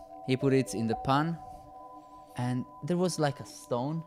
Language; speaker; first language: English; non-native, fluent; Italian